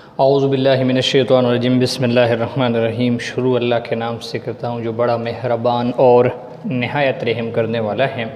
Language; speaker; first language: Urdu; non-native, local second language; Pashto